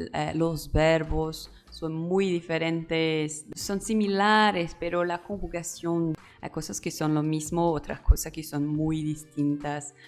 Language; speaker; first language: Spanish; non-native, learner; Portuguese